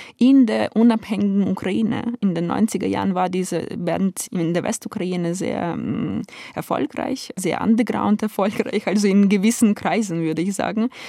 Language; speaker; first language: German; non-native, fluent; Ukrainian